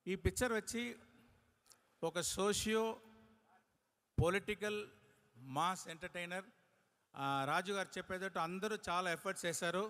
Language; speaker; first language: Telugu; non-native, local second language; Tamil